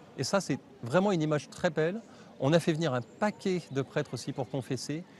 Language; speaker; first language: French; native; French